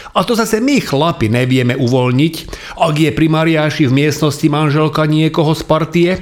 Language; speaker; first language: Slovak; non-native, local second language; Hungarian